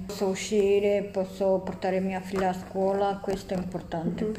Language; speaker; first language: Italian; non-native, learner; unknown